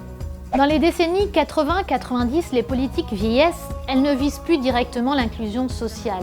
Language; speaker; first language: French; native; French